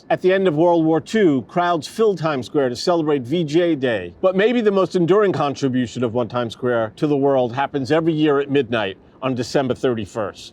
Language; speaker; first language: English; native; English